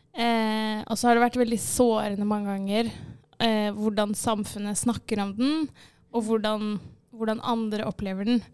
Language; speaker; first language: Norwegian; early bilingual, other home language; Arabic